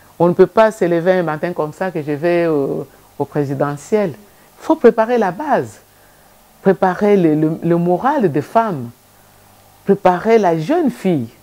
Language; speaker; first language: French; non-native, local second language; Lingala